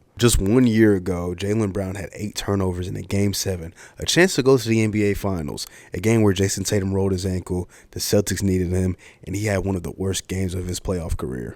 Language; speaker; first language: English; native; English